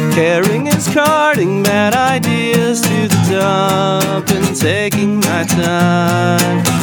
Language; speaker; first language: English; native; English